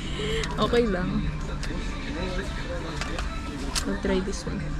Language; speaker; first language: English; non-native, local second language; Filipino